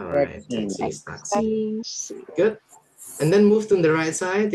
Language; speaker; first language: English; non-native, fluent; Indonesian